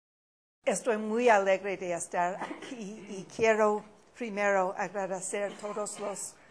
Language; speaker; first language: Spanish; non-native, fluent; English